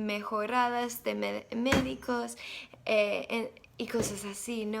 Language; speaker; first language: Spanish; non-native, learner; English